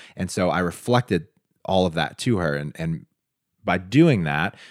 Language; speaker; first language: English; native; English